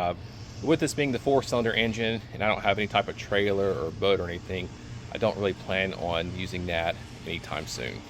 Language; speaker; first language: English; native; English